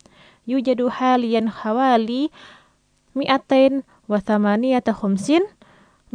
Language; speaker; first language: Arabic; non-native, fluent; Indonesian